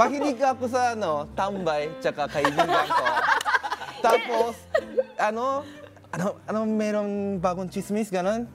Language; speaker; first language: Filipino; non-native, learner; Japanese